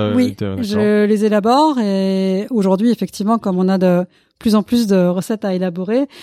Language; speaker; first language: French; non-native, fluent; Malayalam